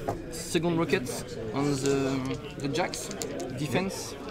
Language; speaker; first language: English; non-native, learner; French